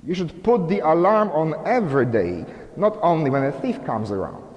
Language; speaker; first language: English; non-native, fluent; Polish